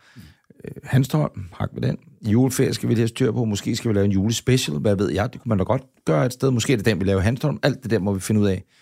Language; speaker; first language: Danish; native; Danish